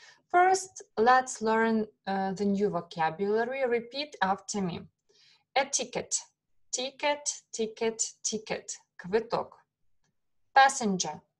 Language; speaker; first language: English; non-native, fluent; Ukrainian